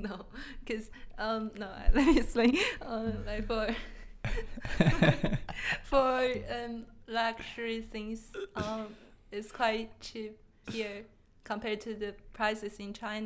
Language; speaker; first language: English; non-native, fluent; Chinese